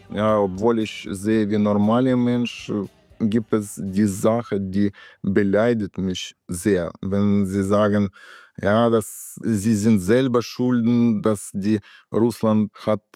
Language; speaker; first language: German; non-native, learner; Russian